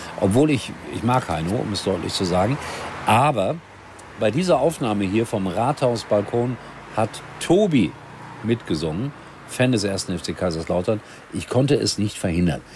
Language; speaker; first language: German; native; German